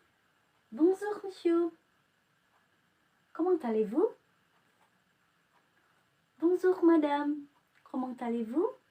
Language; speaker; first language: French; non-native, learner; Indonesian